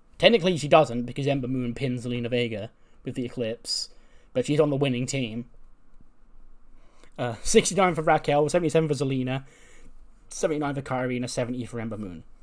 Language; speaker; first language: English; native; English